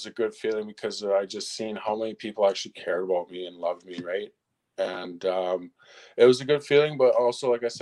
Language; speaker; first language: English; early bilingual, other home language; French